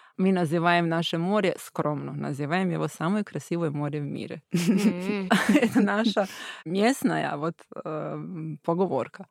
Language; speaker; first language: Russian; non-native, fluent; Croatian